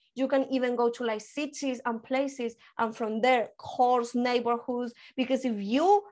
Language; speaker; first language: English; early bilingual, other home language; Spanish